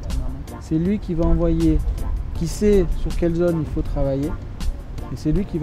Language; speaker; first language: French; native; French